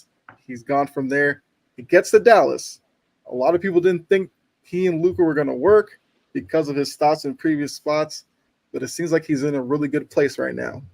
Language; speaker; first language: English; native; English